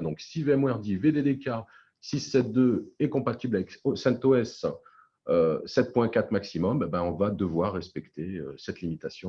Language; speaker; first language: French; native; French